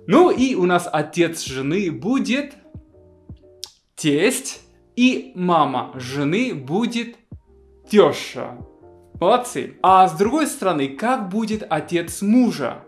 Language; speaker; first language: Russian; non-native, fluent; Spanish